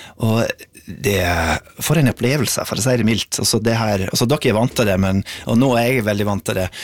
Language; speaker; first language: Norwegian; non-native, fluent; English